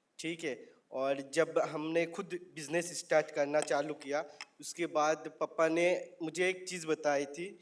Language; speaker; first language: Hindi; non-native, local second language; Bangla